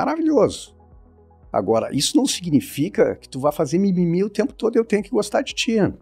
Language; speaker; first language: Portuguese; native; Portuguese